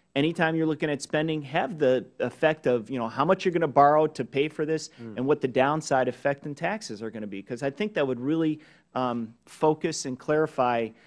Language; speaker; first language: English; native; English